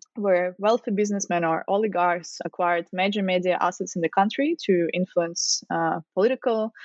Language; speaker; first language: English; non-native, fluent; Russian